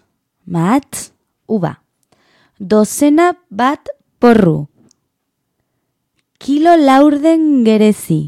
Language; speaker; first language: Basque; non-native, learner; Spanish